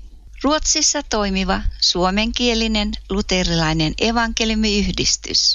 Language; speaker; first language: Finnish; native; Finnish